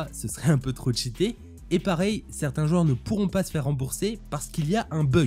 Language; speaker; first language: French; native; French